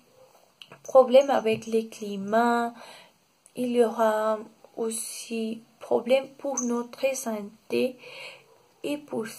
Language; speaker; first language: French; non-native, learner; Spanish